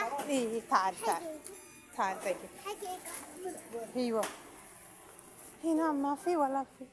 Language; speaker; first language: Arabic; non-native, learner; Amharic